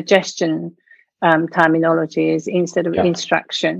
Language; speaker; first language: English; non-native, fluent; Japanese